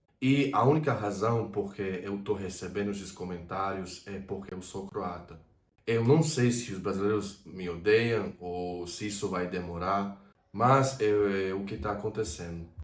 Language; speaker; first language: Portuguese; non-native, fluent; Croatian